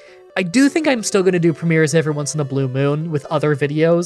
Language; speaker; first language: English; native; English